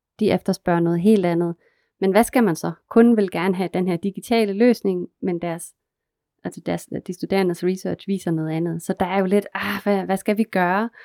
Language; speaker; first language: Danish; non-native, fluent; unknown